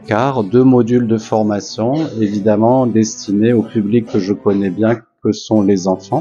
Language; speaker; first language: French; native; French